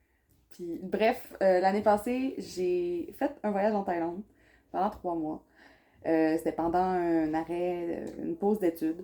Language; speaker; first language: French; native; French